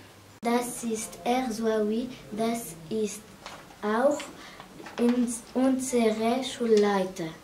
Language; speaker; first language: German; non-native, learner; French